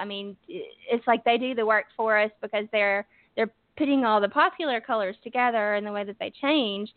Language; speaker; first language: English; native; English